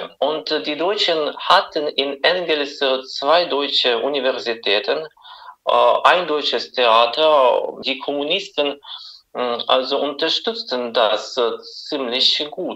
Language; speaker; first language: German; non-native, fluent; Russian